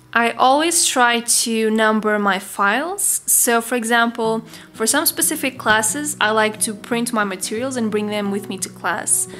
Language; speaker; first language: English; non-native, fluent; Portuguese